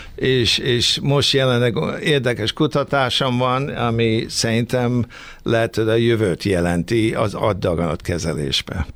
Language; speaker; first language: Hungarian; early bilingual, heritage; Hungarian